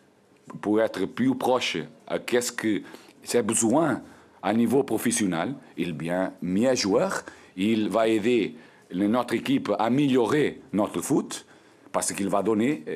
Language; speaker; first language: French; non-native, learner; Portuguese